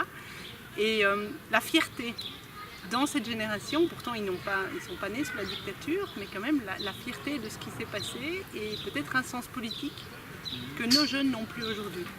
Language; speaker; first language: French; native; French